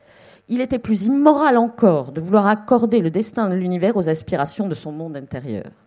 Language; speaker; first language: French; native; French